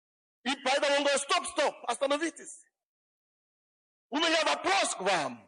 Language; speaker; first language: Russian; non-native, fluent; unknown